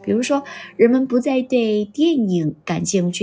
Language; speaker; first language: Chinese; native; Chinese